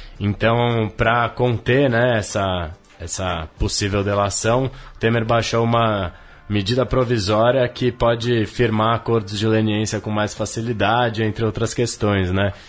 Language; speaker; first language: Portuguese; native; Portuguese